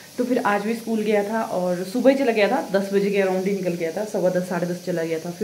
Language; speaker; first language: Hindi; non-native, local second language; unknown